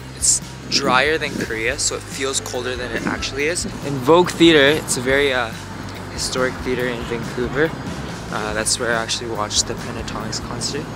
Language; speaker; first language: English; early bilingual, other home language; Korean